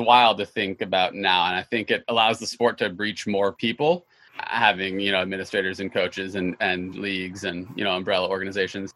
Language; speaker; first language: English; native; English